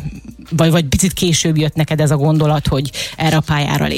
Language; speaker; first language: Hungarian; native; Hungarian